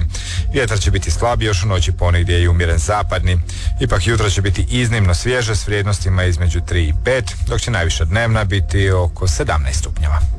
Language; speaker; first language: Serbian; native; Serbian